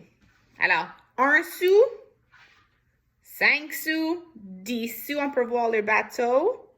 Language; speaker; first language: French; non-native, fluent; English